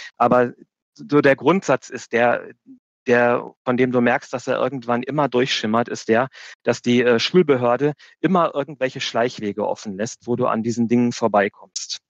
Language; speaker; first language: German; native; German